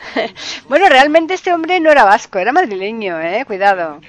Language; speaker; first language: Spanish; native; Spanish